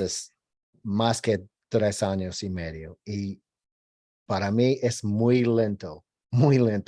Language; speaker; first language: Spanish; non-native, learner; English